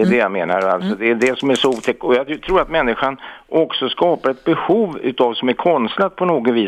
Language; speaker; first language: Swedish; native; Swedish